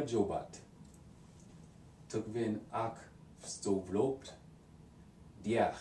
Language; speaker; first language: Georgian; non-native, learner; English